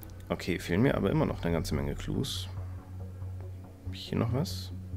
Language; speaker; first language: German; native; German